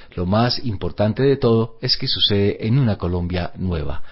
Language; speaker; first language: Spanish; native; Spanish